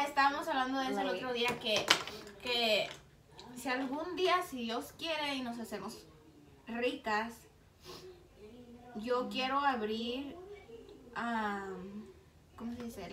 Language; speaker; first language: Spanish; early bilingual, heritage; Spanish